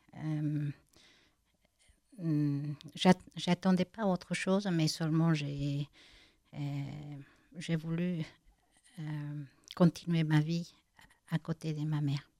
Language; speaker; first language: French; non-native, fluent; Spanish